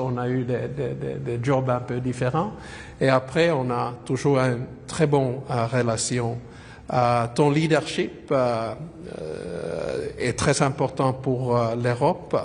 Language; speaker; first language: French; non-native, fluent; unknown